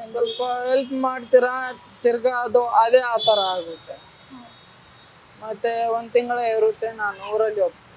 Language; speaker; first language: Kannada; non-native, learner; Hindi